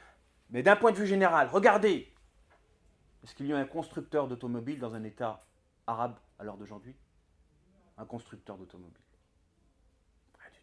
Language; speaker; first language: French; native; French